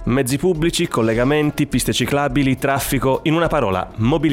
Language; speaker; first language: Italian; native; Italian